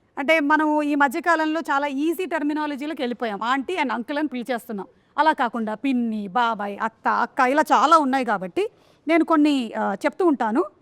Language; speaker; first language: Telugu; non-native, local second language; Malayalam